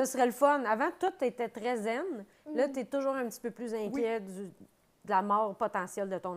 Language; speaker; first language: French; native; French